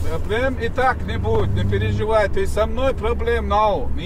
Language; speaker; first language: Russian; non-native, local second language; Chechen